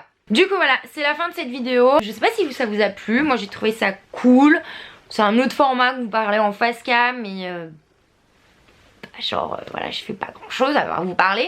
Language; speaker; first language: French; native; French